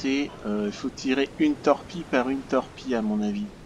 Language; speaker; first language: French; native; French